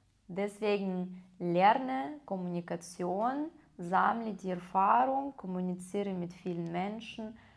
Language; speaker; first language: German; non-native, fluent; Russian